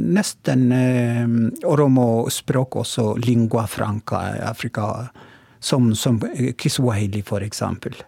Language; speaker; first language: Norwegian; non-native, learner; Oromo